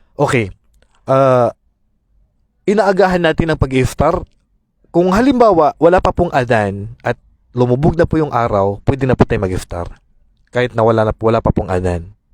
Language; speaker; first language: Filipino; non-native, local second language; Maranao